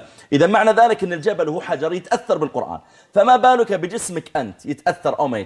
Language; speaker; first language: Arabic; native; Arabic